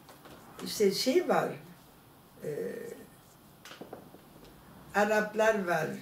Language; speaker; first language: Turkish; non-native, fluent; German